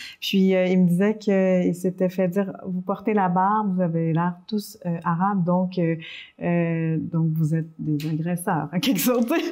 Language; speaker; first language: French; early bilingual, other home language; Spanish